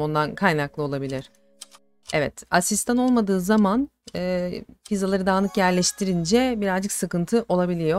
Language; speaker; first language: Turkish; native; Turkish